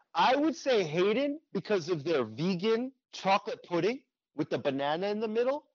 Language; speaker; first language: English; native; English